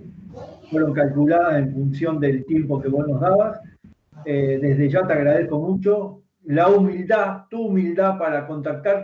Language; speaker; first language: Spanish; native; Spanish